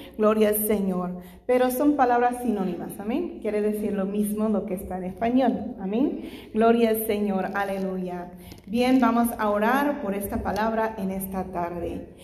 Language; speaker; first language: Spanish; non-native, fluent; English